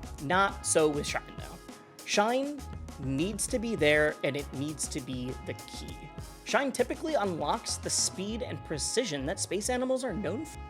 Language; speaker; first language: English; native; English